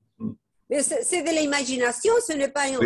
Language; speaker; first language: French; non-native, fluent; Spanish